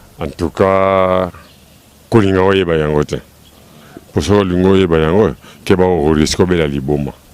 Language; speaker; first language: Lingala; native; Lingala